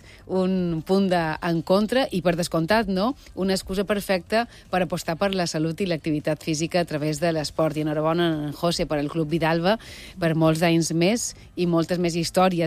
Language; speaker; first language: Catalan; native; Catalan